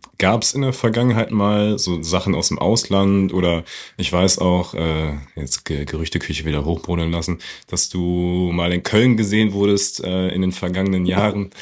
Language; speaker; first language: German; native; German